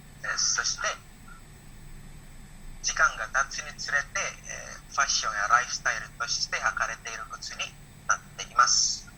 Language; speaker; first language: Japanese; non-native, learner; Indonesian